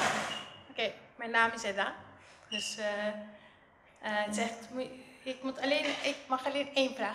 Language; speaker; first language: Dutch; non-native, fluent; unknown